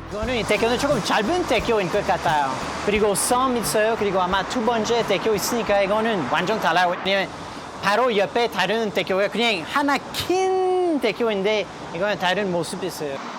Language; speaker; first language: Korean; non-native, learner; French